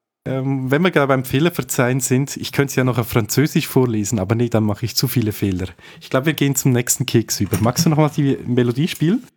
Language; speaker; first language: German; native; German